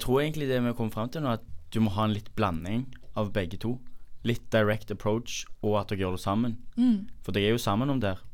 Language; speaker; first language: Norwegian; native; Norwegian